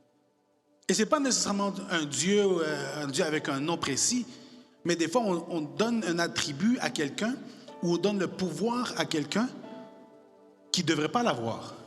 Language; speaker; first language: French; non-native, fluent; Spanish